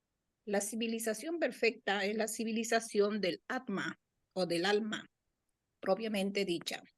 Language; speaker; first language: Spanish; native; Spanish